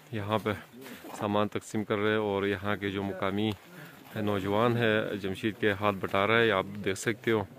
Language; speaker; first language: Urdu; non-native, local second language; Shina